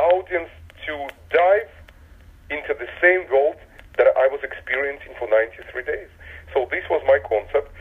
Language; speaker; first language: English; non-native, fluent; Russian